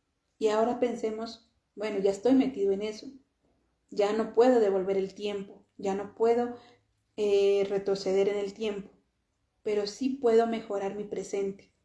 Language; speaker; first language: Spanish; native; Spanish